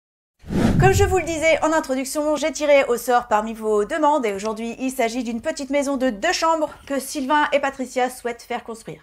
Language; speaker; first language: French; native; French